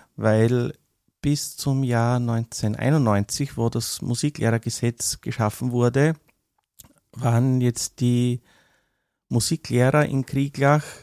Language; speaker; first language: German; native; German